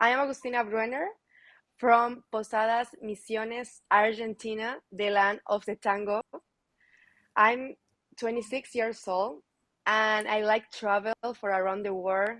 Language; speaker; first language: English; non-native, learner; Spanish